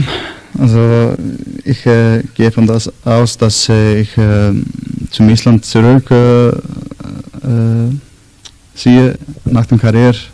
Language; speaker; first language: German; non-native, learner; Icelandic